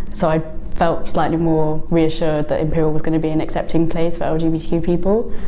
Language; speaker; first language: English; native; English